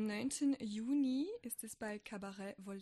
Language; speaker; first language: German; non-native, fluent; French